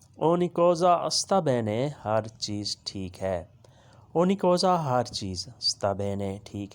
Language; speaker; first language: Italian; non-native, learner; Urdu